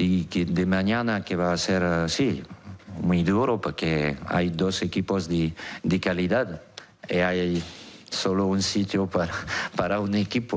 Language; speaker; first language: Spanish; non-native, fluent; French